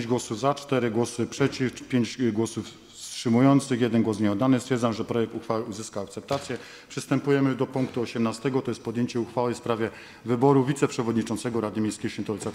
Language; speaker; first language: Polish; native; Polish